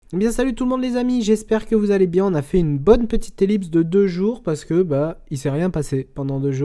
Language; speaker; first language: French; native; French